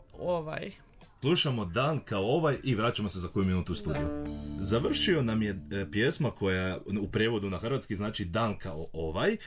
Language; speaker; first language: Croatian; native; Croatian